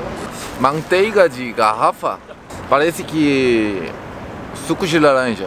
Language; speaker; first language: Portuguese; non-native, learner; Korean